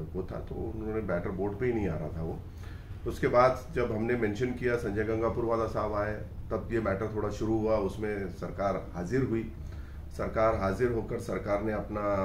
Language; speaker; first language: Hindi; non-native, local second language; Urdu